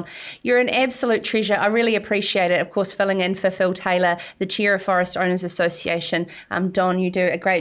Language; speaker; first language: English; native; English